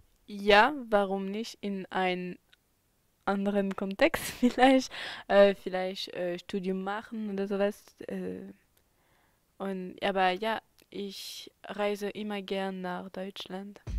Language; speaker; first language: German; non-native, fluent; French